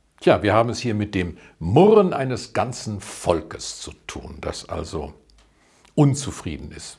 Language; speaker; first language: German; native; German